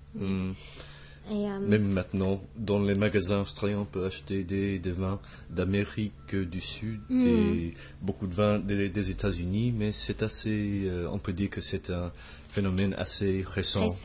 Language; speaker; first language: French; non-native, fluent; English